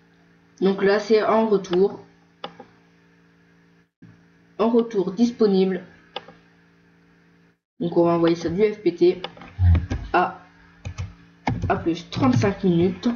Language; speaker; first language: French; native; French